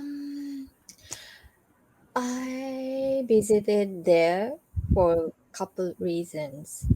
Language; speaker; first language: English; non-native, learner; Japanese